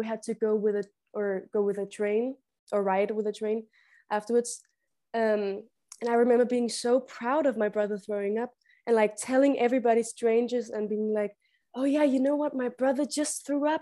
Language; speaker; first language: English; non-native, fluent; Danish